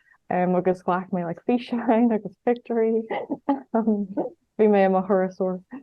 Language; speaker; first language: Irish; non-native, local second language; English